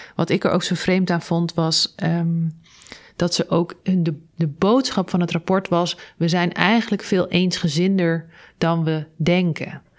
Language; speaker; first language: Dutch; native; Dutch